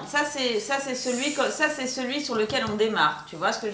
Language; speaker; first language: French; native; French